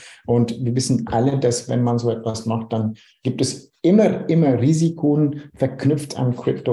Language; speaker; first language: German; non-native, fluent; Dutch